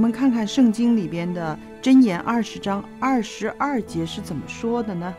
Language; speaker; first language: Chinese; native; Chinese